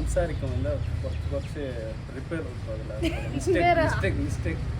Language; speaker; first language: Malayalam; non-native, learner; Tamil